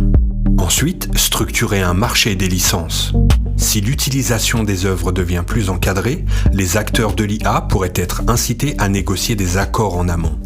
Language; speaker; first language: French; native; French